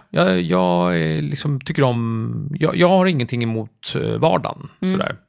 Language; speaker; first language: Swedish; native; Swedish